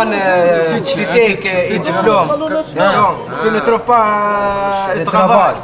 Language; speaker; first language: French; non-native, learner; Arabic